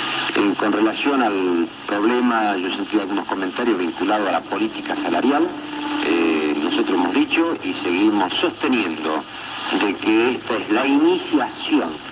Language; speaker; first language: Spanish; native; Spanish